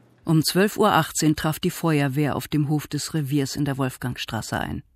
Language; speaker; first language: German; native; German